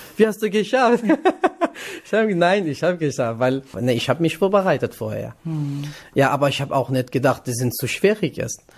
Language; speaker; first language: German; non-native, learner; Kurdish